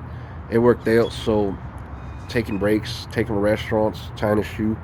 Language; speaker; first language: English; native; English